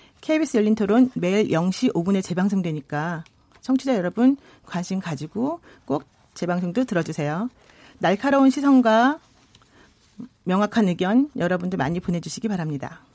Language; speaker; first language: Korean; native; Korean